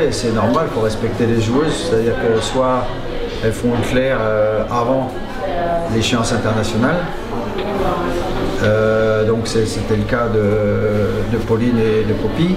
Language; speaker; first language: French; native; French